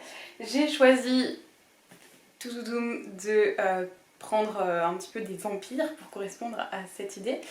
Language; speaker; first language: French; native; French